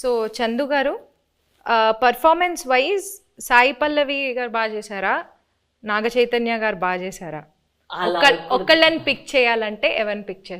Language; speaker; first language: Telugu; native; Telugu